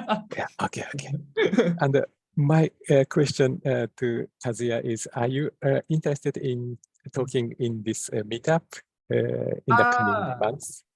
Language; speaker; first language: English; non-native, fluent; Japanese